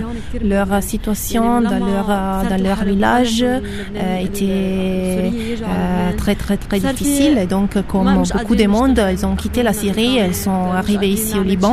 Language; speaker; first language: French; non-native, local second language; Arabic